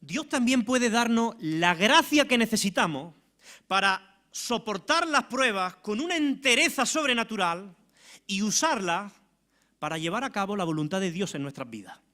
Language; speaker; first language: Spanish; native; Spanish